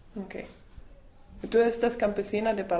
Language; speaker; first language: Spanish; non-native, learner; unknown